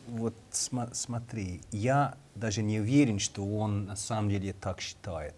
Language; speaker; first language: Russian; non-native, learner; English